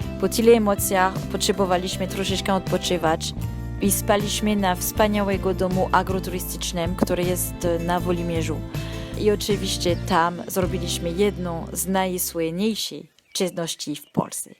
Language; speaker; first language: Polish; non-native, learner; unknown